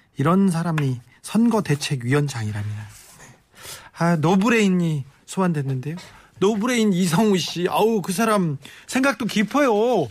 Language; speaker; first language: Korean; native; Korean